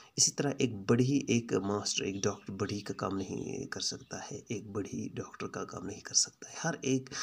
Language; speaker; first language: Urdu; non-native, local second language; Kashmiri